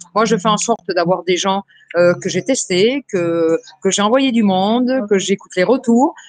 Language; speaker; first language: French; native; French